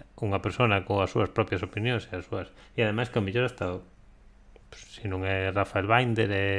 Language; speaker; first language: Galician; non-native, local second language; Spanish